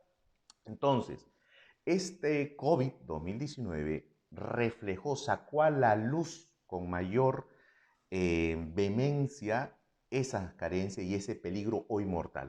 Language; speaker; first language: Spanish; native; Spanish